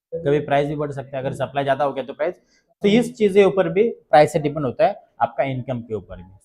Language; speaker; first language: Hindi; non-native, local second language; Marathi